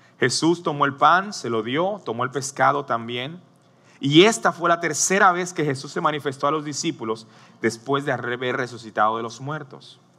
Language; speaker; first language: Spanish; native; Spanish